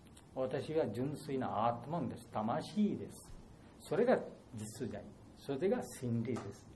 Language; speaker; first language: Japanese; non-native, learner; Bangla